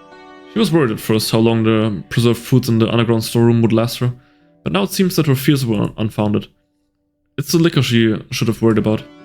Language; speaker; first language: English; native; English